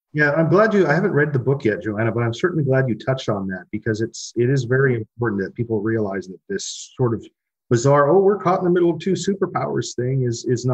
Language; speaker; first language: English; native; English